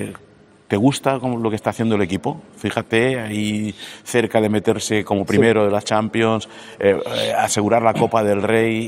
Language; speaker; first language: Spanish; native; Spanish